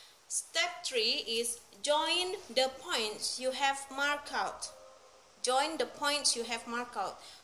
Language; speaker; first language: English; non-native, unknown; Indonesian